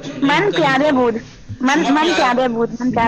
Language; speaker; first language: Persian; non-native, learner; Urdu